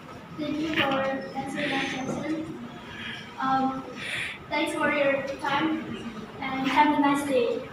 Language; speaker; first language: English; non-native, learner; Indonesian